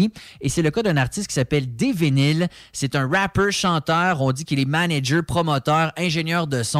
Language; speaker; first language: French; native; French